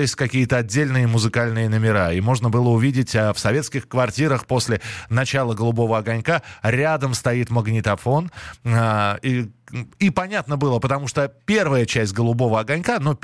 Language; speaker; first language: Russian; native; Russian